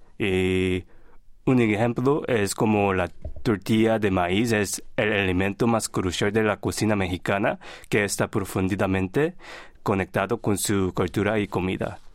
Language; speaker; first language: Spanish; non-native, fluent; Korean